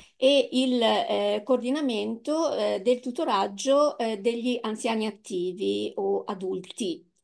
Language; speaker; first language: Italian; native; Italian